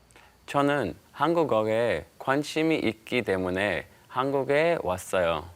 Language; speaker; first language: Korean; non-native, learner; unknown